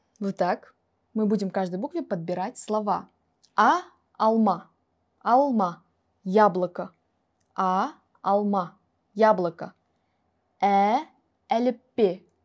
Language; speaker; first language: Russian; non-native, local second language; Kara-Kalpak